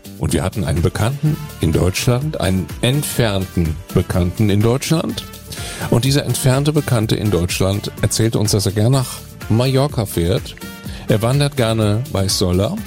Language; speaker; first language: German; native; German